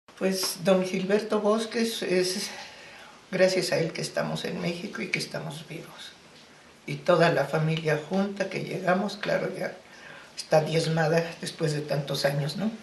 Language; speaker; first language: Spanish; early bilingual, other home language; German